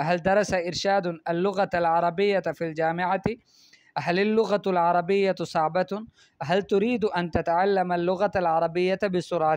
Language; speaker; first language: Arabic; non-native, fluent; Urdu